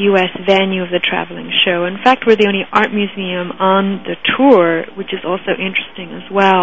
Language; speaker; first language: English; native; English